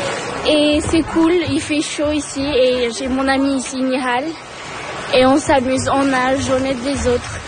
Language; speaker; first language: French; early bilingual, other home language; Turkish